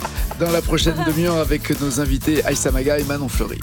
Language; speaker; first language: French; native; French